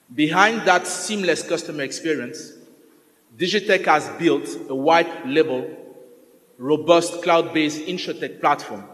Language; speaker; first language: English; non-native, fluent; French